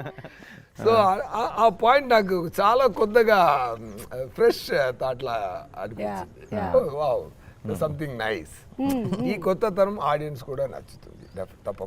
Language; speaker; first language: Telugu; non-native, fluent; Tamil